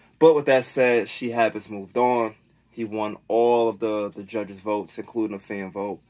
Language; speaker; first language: English; native; English